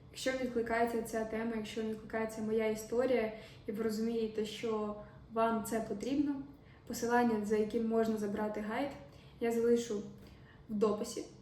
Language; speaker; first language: Ukrainian; non-native, local second language; Russian